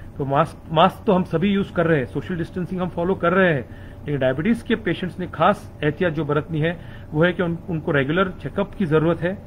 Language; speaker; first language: Hindi; non-native, local second language; Marathi